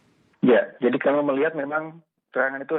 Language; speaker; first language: Indonesian; native; Indonesian